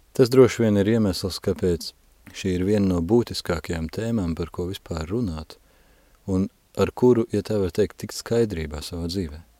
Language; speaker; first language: Latvian; native; Latvian